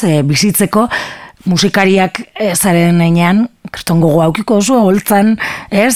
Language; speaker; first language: Basque; native; Basque